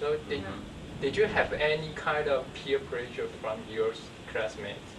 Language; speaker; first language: English; non-native, learner; Chinese